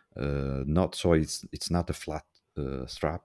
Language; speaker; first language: English; non-native, fluent; Italian